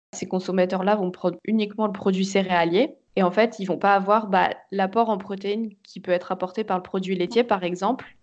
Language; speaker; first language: French; native; French